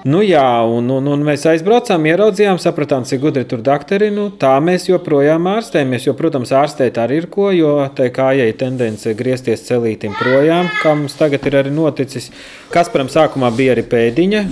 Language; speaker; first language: Latvian; native; Latvian